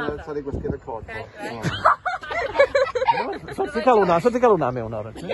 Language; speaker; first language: Welsh; native; Welsh